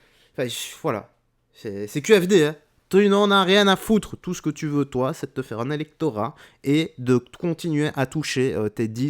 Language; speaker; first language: French; native; French